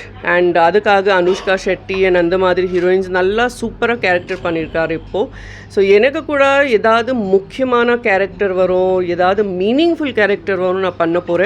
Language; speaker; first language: Tamil; non-native, fluent; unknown